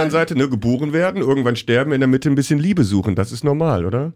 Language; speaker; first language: German; native; German